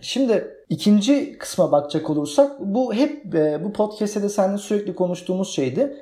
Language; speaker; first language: Turkish; native; Turkish